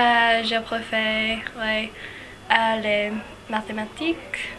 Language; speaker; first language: French; non-native, learner; English